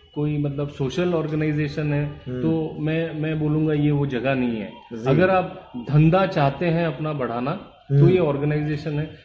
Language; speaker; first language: Hindi; non-native, local second language; Bangla